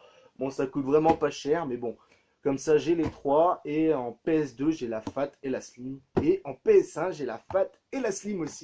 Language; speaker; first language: French; native; French